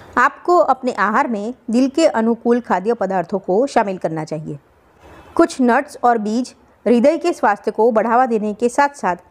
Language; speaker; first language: Hindi; non-native, local second language; Gujarati